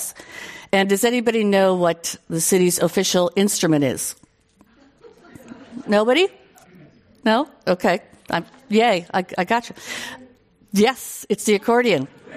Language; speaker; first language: English; native; English